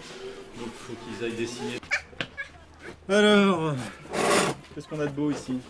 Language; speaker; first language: French; native; French